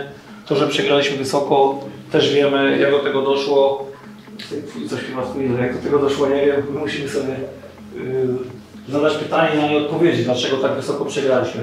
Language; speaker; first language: Polish; native; Polish